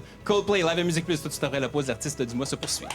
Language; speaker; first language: French; native; French